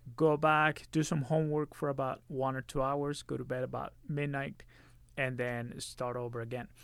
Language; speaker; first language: English; early bilingual, other home language; Spanish